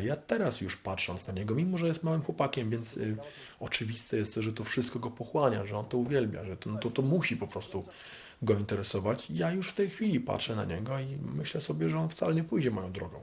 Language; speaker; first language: Polish; native; Polish